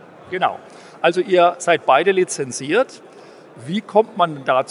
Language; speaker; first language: German; native; German